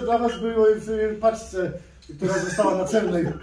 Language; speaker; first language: Polish; native; Polish